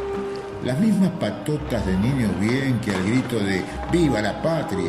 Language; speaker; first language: Spanish; native; Spanish